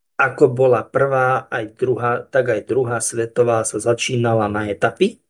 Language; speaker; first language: Slovak; native; Slovak